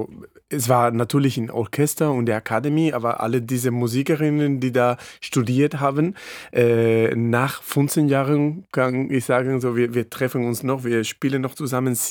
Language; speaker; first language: German; non-native, fluent; Spanish